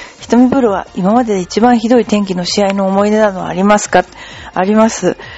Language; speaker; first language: Japanese; native; Japanese